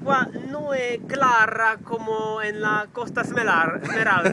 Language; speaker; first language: Italian; non-native, learner; Czech